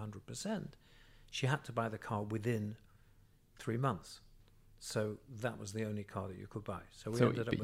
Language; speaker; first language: English; native; English